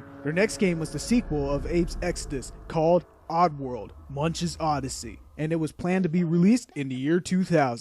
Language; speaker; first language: English; non-native, fluent; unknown